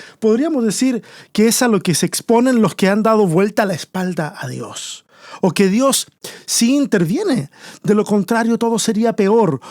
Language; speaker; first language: Spanish; native; Spanish